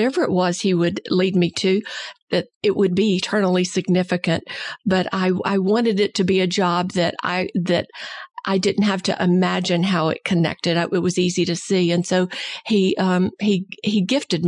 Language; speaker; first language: English; native; English